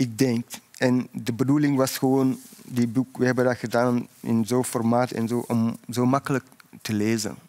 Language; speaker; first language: Dutch; non-native, fluent; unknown